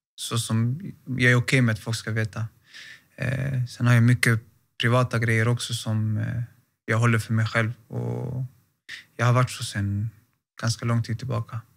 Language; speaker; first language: Swedish; native; Swedish